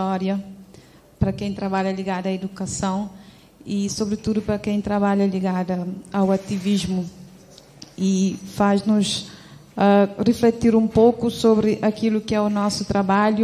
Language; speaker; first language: Portuguese; non-native, local second language; Kabuverdianu